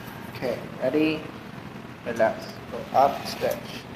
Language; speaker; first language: English; non-native, local second language; Filipino